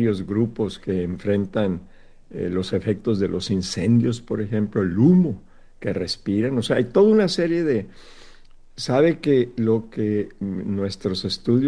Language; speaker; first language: Spanish; native; Spanish